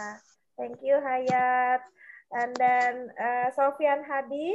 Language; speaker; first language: English; non-native, learner; Indonesian